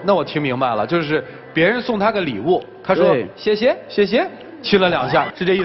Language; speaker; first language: Chinese; native; Chinese